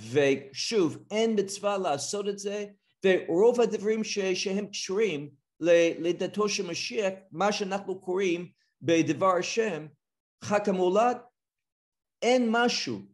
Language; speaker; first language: Hebrew; non-native, fluent; English